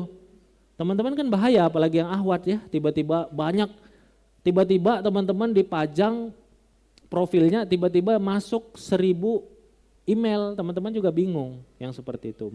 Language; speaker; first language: Indonesian; non-native, local second language; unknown